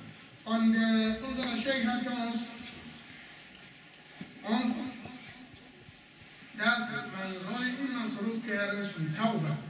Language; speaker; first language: German; non-native, learner; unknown